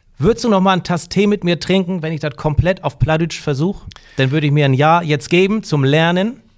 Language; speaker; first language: German; native; German